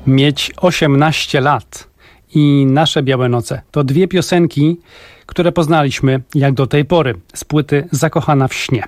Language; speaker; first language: Polish; native; Polish